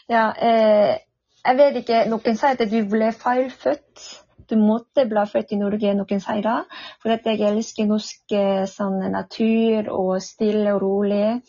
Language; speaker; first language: Norwegian; non-native, fluent; Korean